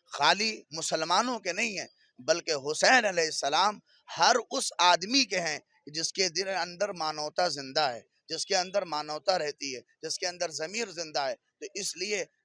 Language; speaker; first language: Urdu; native; Urdu